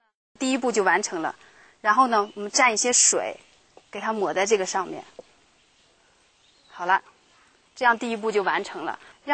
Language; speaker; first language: Chinese; native; Chinese